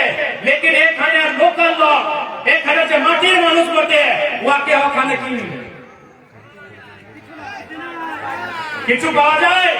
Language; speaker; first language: Bangla; non-native, local second language; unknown